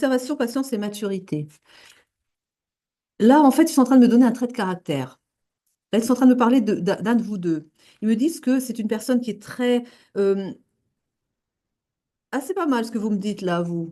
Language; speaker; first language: French; native; French